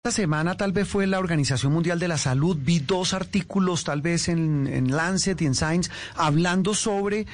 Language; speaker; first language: Spanish; native; Spanish